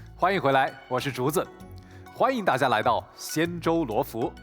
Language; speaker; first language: Chinese; native; Chinese